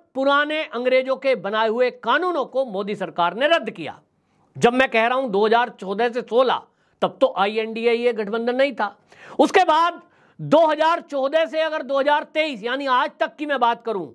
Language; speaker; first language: Hindi; native; Hindi